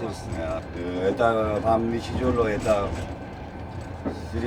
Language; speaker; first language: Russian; non-native, fluent; Korean